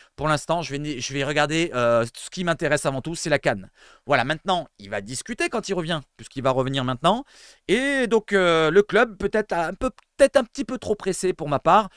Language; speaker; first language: French; native; French